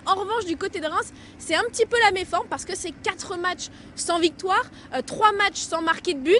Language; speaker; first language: French; native; French